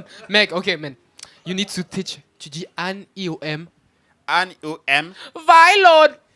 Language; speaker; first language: English; non-native, fluent; French